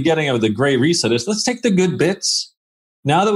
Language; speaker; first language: English; native; English